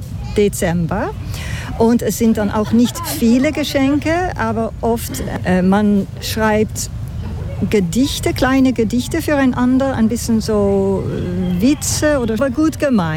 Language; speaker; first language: German; non-native, fluent; Dutch